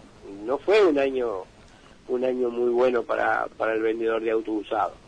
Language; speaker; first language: Spanish; native; Spanish